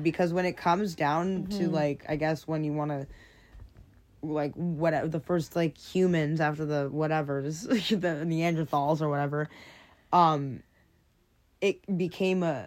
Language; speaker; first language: English; non-native, fluent; French